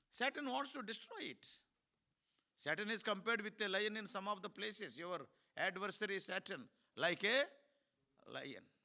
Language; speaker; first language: English; non-native, local second language; Telugu